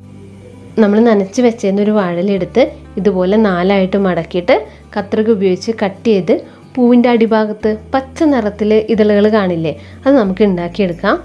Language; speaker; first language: Malayalam; native; Malayalam